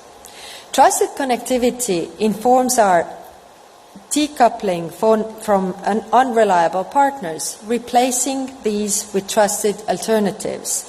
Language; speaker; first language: English; non-native, fluent; Estonian